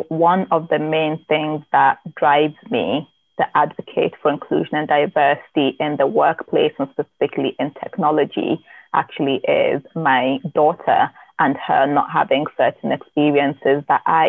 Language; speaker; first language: English; native; English